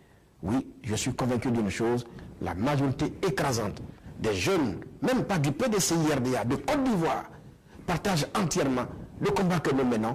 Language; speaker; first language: French; non-native, local second language; Baoulé